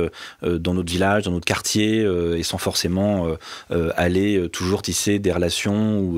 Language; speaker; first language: French; native; French